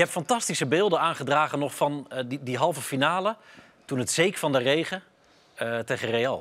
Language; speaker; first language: Dutch; native; Dutch